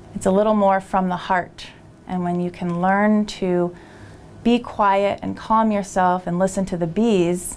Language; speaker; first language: English; native; English